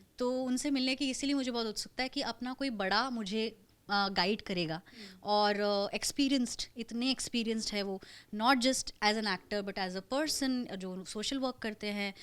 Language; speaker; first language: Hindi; non-native, local second language; Marathi